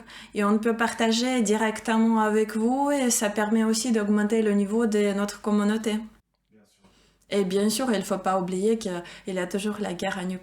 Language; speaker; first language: French; non-native, fluent; Ukrainian